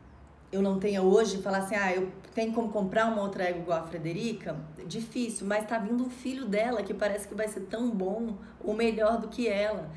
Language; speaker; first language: Portuguese; native; Portuguese